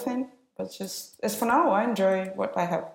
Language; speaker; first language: English; non-native, fluent; Russian